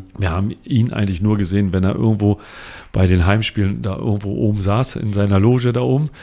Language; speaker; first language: German; native; German